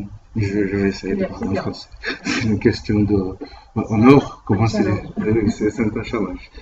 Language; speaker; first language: French; non-native, learner; Portuguese